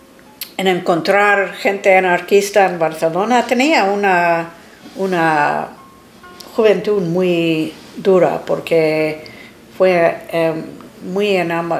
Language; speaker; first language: Spanish; non-native, fluent; English